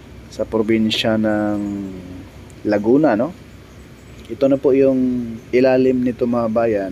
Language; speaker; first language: Filipino; native; Filipino